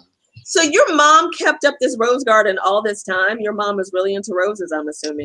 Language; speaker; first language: English; native; English